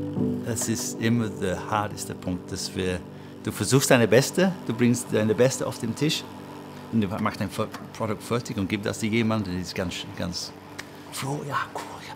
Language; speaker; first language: German; non-native, fluent; English